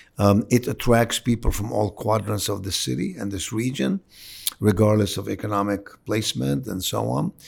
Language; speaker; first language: English; non-native, fluent; Arabic